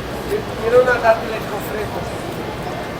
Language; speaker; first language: Spanish; non-native, learner; Portuguese